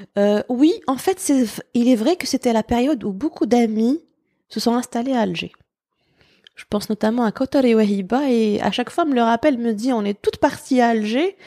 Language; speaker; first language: French; non-native, local second language; Berber languages